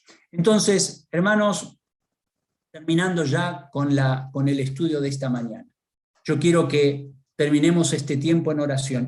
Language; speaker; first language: Spanish; native; Spanish